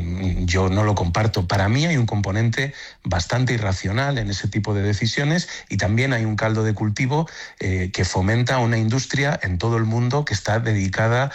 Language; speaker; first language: Spanish; native; Spanish